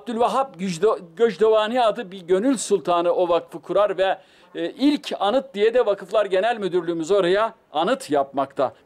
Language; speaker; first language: Turkish; native; Turkish